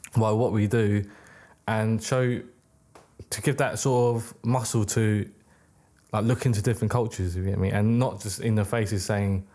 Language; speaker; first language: English; native; English